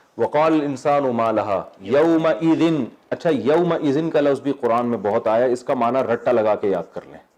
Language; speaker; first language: Urdu; native; Urdu